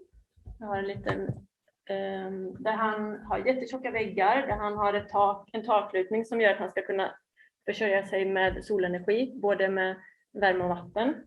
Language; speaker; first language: Swedish; native; Swedish